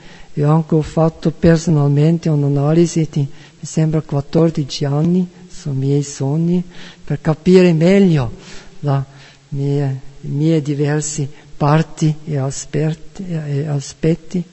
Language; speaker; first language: Italian; non-native, fluent; German